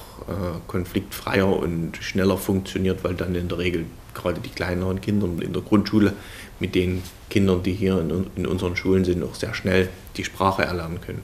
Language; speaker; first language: German; native; German